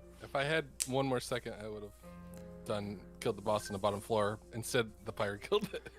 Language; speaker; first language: English; native; English